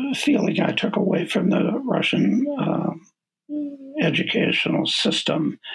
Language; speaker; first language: English; native; English